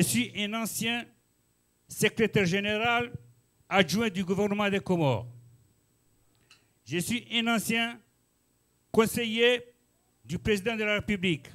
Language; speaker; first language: French; non-native, local second language; Ngazidja Comorian